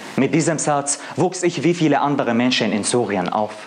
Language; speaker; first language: German; non-native, fluent; Arabic